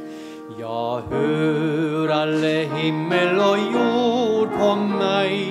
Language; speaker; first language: Norwegian; native; Norwegian